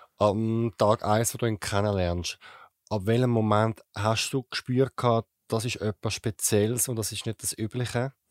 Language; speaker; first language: German; native; German